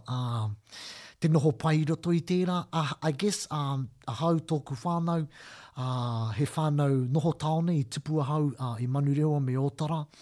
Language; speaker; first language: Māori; non-native, local second language; English